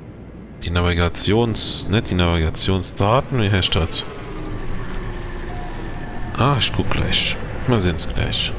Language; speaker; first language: German; native; German